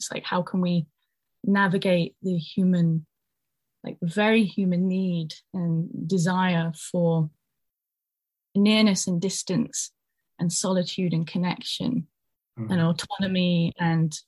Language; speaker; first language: English; native; English